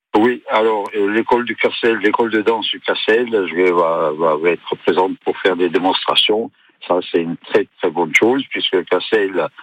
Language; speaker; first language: French; native; French